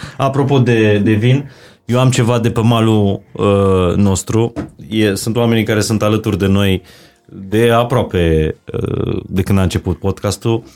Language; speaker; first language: Romanian; native; Romanian